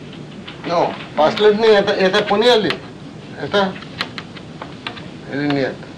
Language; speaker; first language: Russian; non-native, learner; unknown